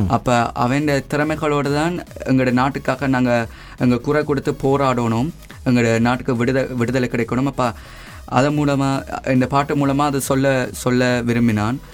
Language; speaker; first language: Tamil; early bilingual, heritage; Tamil